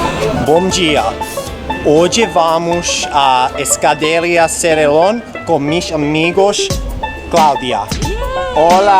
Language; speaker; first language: Portuguese; non-native, learner; English